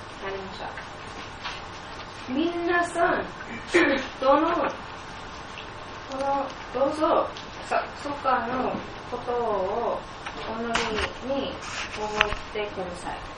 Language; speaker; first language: Japanese; non-native, learner; English